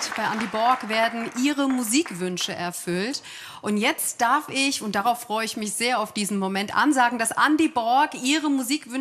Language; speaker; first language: German; native; German